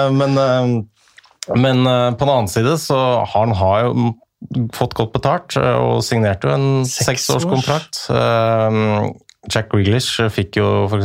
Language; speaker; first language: Norwegian; native; Norwegian